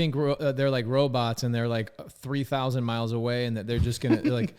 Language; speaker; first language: English; native; English